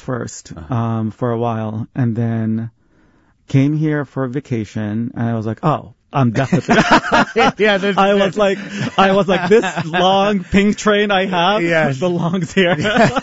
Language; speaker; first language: English; non-native, fluent; Arabic